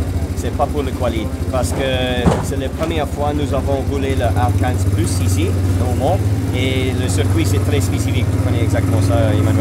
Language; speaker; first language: French; non-native, learner; English